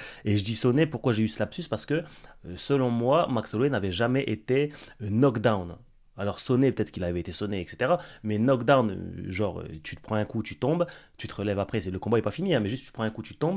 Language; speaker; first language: French; native; French